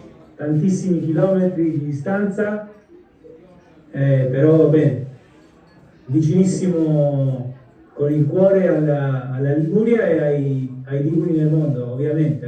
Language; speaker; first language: Italian; early bilingual, heritage; Spanish